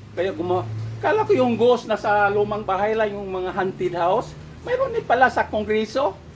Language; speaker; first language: Filipino; non-native, local second language; Cebuano